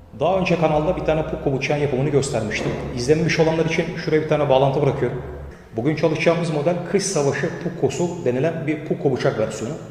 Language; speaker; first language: Turkish; native; Turkish